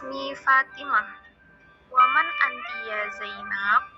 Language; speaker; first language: Arabic; non-native, learner; Indonesian